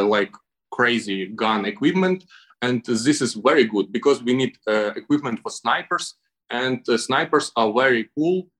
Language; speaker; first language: English; non-native, learner; Ukrainian